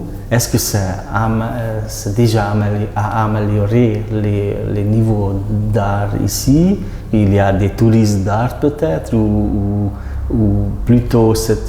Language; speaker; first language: French; non-native, learner; Hungarian